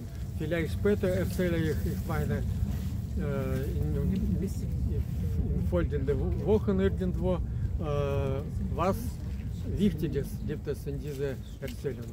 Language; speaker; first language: German; non-native, fluent; Russian